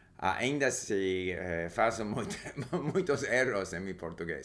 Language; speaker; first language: Portuguese; non-native, learner; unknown